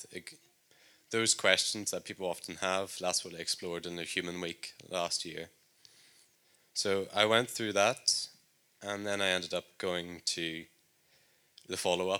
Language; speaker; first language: English; native; English